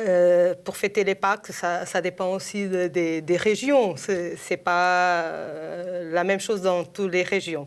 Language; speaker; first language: French; non-native, fluent; Portuguese